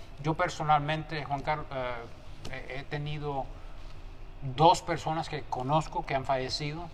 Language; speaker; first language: Spanish; early bilingual, heritage; Spanish